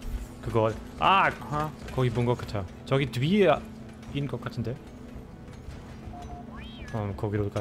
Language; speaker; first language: Korean; non-native, learner; German